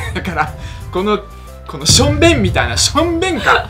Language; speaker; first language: Japanese; early bilingual, other home language; Russian